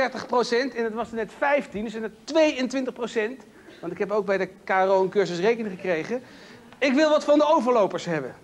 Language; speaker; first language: Dutch; native; Dutch